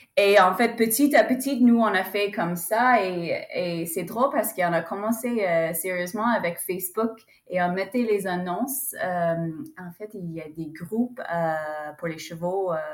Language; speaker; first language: French; non-native, fluent; English